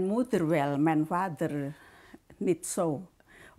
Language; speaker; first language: Dutch; non-native, fluent; Indonesian